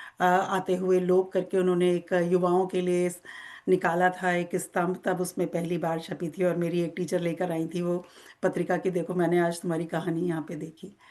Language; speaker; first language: Hindi; native; Hindi